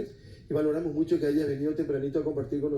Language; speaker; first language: Spanish; native; Spanish